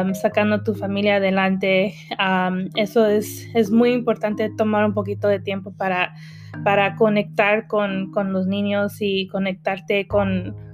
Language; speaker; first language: Spanish; early bilingual, heritage; Spanish